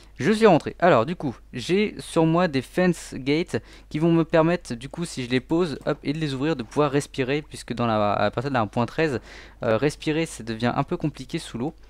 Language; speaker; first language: French; native; French